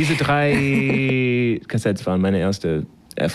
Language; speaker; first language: German; non-native, learner; English